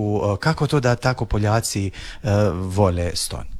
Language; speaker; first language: Serbian; native; Serbian